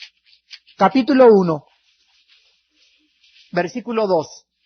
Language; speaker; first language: Spanish; native; Spanish